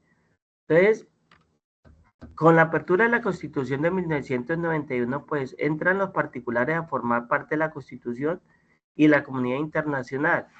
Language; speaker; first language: Spanish; native; Spanish